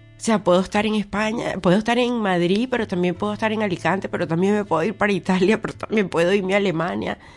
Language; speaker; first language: Spanish; native; Spanish